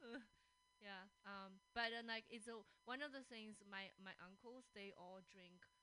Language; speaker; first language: English; non-native, fluent; Chinese